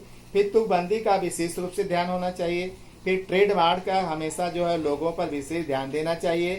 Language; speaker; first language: Hindi; native; Hindi